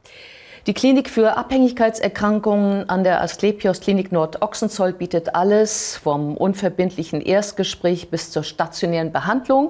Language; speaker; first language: German; native; German